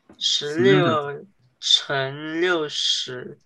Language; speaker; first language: Chinese; early bilingual, heritage; Chinese